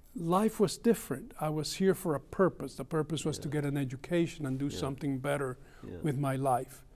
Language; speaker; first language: English; early bilingual, other home language; Spanish